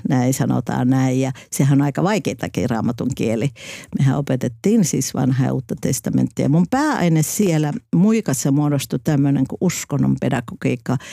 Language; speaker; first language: Finnish; native; Finnish